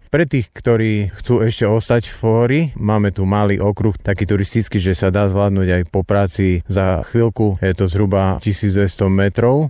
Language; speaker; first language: Slovak; native; Slovak